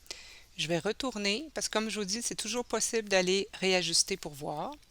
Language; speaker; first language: French; native; French